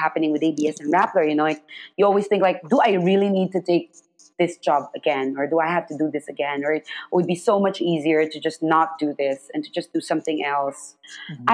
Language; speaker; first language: English; non-native, local second language; Filipino